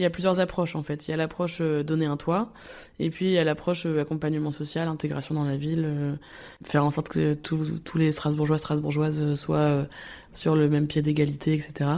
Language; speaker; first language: French; native; French